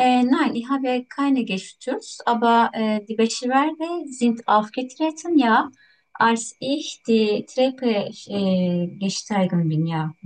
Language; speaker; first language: German; non-native, learner; Turkish